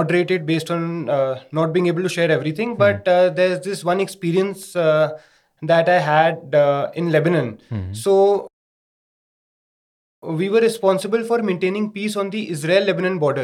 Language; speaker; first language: English; non-native, local second language; Hindi